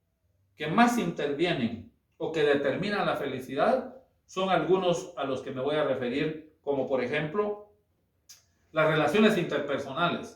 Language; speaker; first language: Spanish; native; Spanish